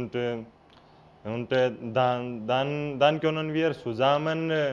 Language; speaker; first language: German; non-native, learner; Hindi